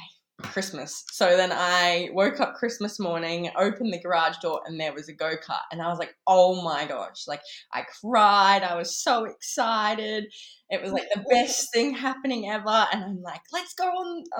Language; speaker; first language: English; native; English